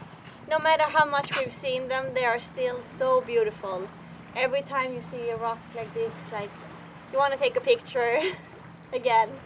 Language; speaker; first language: English; non-native, fluent; Swedish